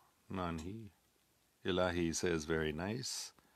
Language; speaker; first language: English; native; English